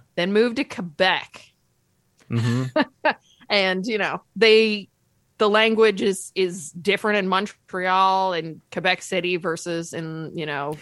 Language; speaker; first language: English; native; English